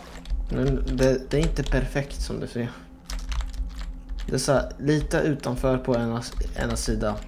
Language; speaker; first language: Swedish; non-native, fluent; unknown